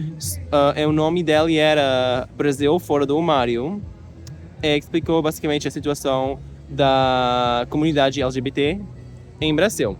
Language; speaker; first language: Portuguese; non-native, learner; English